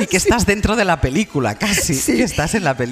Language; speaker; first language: Spanish; native; Spanish